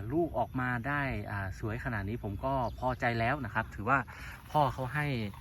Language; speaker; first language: Thai; native; Thai